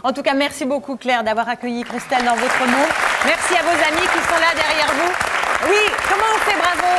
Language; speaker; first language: French; native; French